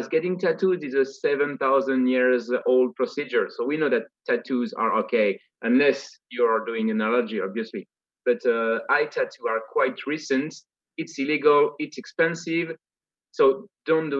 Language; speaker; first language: English; non-native, fluent; French